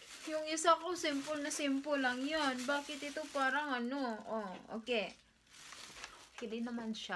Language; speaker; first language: Filipino; non-native, local second language; Cebuano